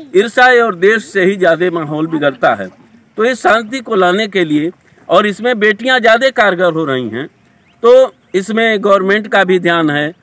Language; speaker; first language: Hindi; native; Hindi